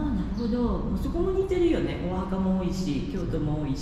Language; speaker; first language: Japanese; native; Japanese